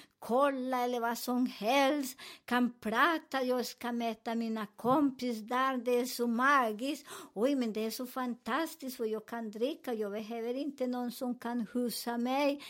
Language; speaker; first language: Swedish; non-native, fluent; Spanish